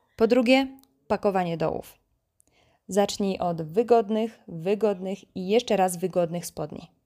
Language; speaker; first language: Polish; native; Polish